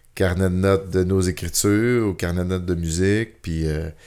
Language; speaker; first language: French; native; French